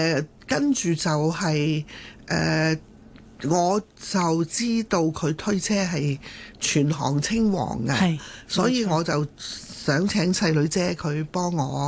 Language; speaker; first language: Cantonese; native; Cantonese